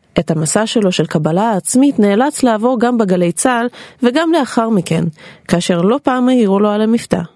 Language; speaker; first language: Hebrew; non-native, fluent; Russian